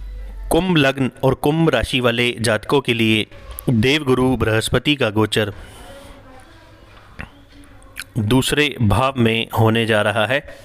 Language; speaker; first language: Hindi; native; Hindi